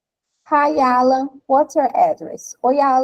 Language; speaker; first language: English; non-native, fluent; Portuguese